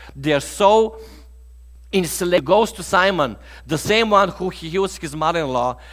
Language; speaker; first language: English; non-native, fluent; Bulgarian